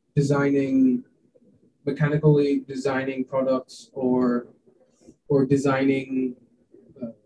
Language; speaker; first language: English; non-native, local second language; Hindi